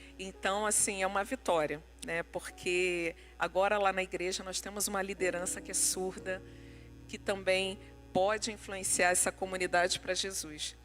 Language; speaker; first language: Portuguese; non-native, local second language; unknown